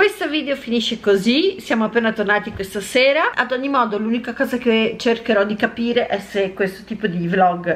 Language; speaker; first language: Italian; native; Italian